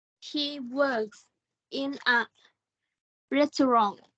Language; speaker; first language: English; non-native, learner; Thai